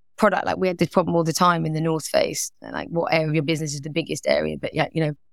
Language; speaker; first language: English; native; English